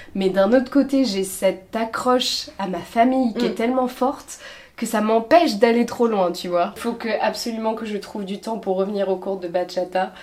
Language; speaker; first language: French; native; French